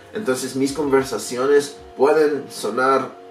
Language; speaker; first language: Spanish; non-native, learner; English